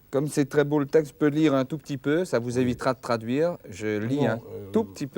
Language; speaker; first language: French; native; French